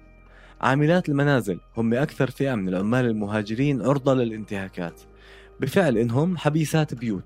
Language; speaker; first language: Arabic; native; Arabic